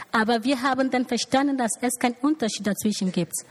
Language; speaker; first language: German; non-native, learner; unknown